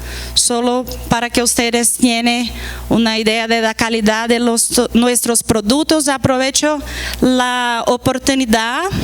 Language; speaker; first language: Spanish; non-native, fluent; Portuguese